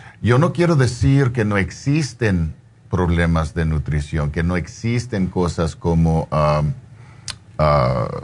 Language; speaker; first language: Spanish; early bilingual, heritage; Spanish